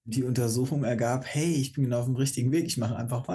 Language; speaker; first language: German; native; German